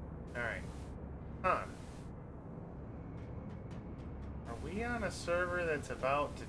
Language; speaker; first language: English; native; English